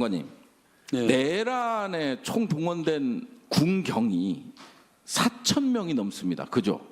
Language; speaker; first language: Korean; native; Korean